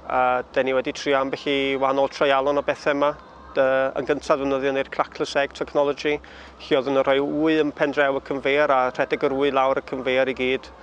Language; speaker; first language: Welsh; native; Welsh